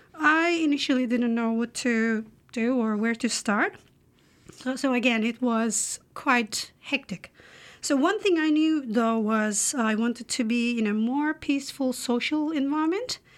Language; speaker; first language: English; non-native, fluent; Turkish